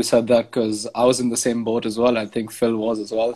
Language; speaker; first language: English; non-native, local second language; Hindi